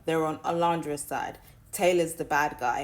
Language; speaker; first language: English; native; English